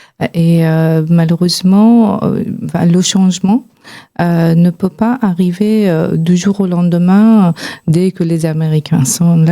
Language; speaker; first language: French; non-native, fluent; Persian